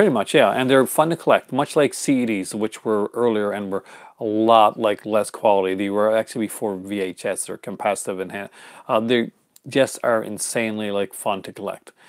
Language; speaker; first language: English; native; English